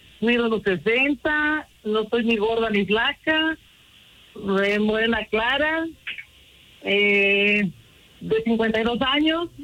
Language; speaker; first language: Spanish; native; Spanish